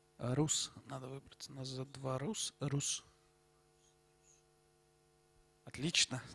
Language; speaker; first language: Russian; native; Russian